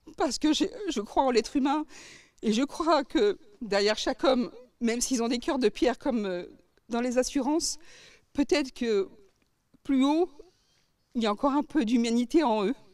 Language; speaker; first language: French; native; French